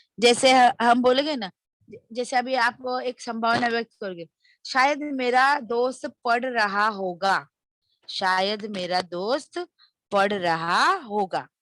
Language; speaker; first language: Hindi; non-native, local second language; Marathi